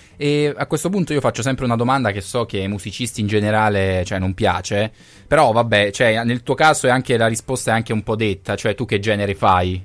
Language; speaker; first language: Italian; native; Italian